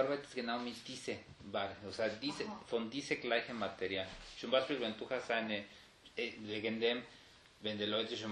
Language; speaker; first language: German; non-native, fluent; Spanish